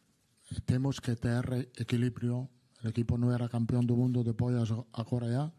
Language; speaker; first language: Portuguese; non-native, learner; Italian